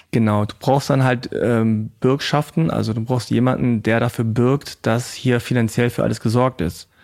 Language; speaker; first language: German; native; German